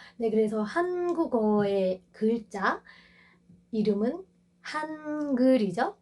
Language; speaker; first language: Korean; non-native, fluent; Burmese